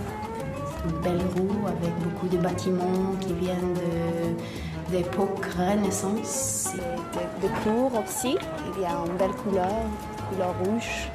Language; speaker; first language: French; non-native, learner; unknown